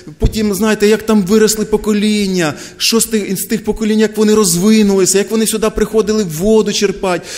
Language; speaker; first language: Ukrainian; non-native, local second language; Russian